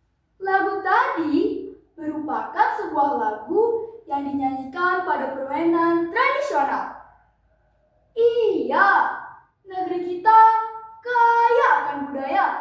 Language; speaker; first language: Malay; non-native, local second language; Balinese